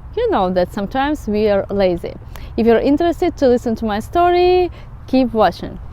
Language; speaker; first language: English; non-native, fluent; Russian